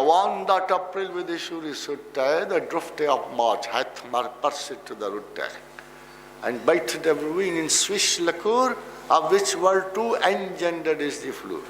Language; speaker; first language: Urdu; non-native, local second language; Punjabi